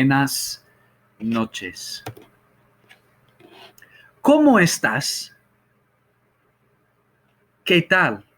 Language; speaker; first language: Spanish; non-native, fluent; English